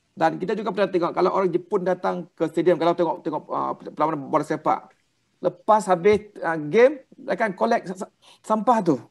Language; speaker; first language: Malay; non-native, local second language; Thai